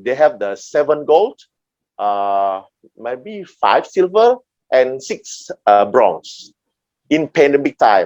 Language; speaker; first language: English; non-native, learner; Indonesian